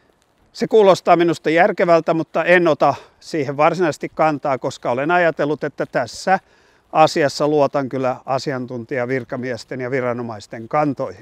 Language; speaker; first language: Finnish; native; Finnish